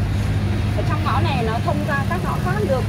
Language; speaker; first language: Vietnamese; native; Vietnamese